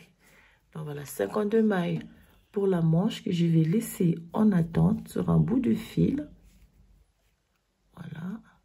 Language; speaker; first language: French; native; French